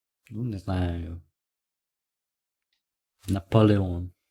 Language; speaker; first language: Russian; non-native, local second language; Ukrainian